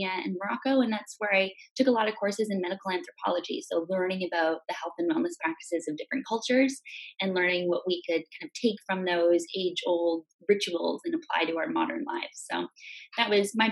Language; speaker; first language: English; native; English